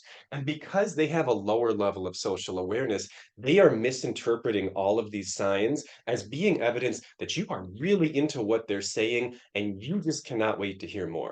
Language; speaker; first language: English; native; English